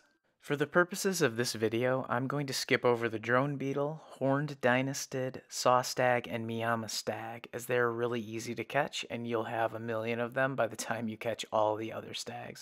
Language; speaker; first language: English; native; English